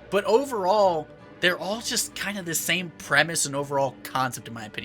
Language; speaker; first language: English; native; English